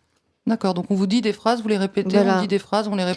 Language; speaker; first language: French; native; French